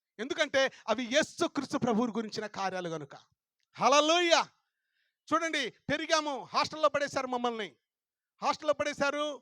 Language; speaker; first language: Telugu; non-native, local second language; Lambadi